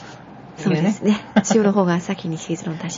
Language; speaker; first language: Japanese; non-native, fluent; Chinese